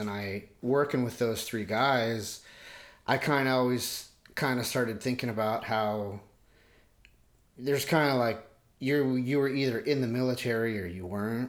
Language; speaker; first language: English; native; English